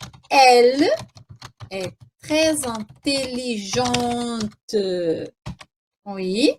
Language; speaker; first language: French; non-native, fluent; Portuguese